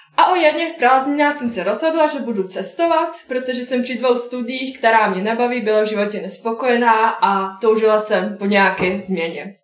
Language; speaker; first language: Czech; non-native, fluent; Bosnian